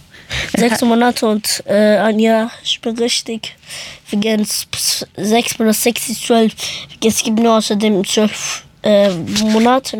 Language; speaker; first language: German; early bilingual, other home language; Persian